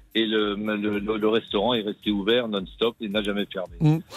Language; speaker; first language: French; native; French